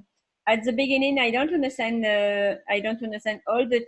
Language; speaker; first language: English; non-native, learner; French